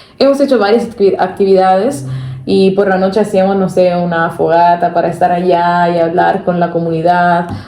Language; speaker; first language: Spanish; non-native, fluent; Italian